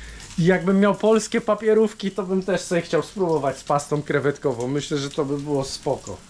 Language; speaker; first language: Polish; native; Polish